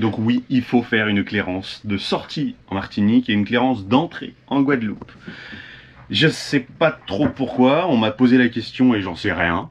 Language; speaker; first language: French; native; French